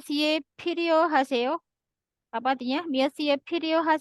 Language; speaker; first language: Korean; non-native, fluent; Indonesian